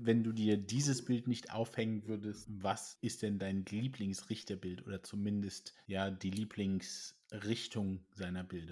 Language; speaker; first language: German; native; German